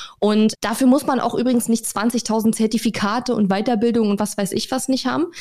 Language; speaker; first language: German; native; German